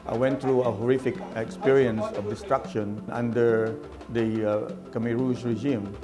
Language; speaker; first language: English; non-native, local second language; Filipino